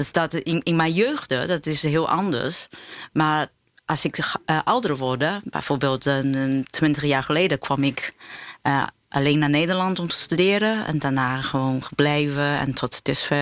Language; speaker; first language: Dutch; non-native, fluent; Chinese